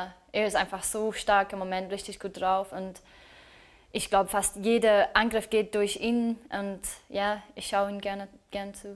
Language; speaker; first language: German; non-native, learner; English